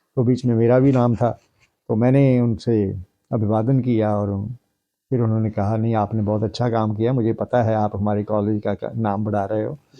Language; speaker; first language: Hindi; non-native, local second language; Punjabi